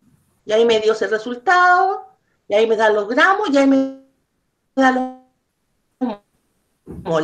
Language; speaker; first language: Spanish; native; Spanish